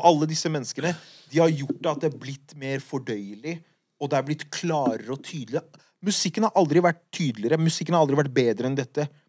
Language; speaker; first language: Norwegian; early bilingual, other home language; Kurdish